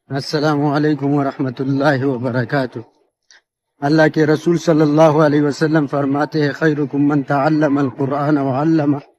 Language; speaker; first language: Urdu; native; Urdu